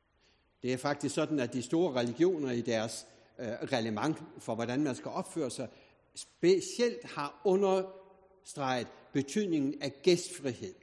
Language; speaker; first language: Danish; native; Danish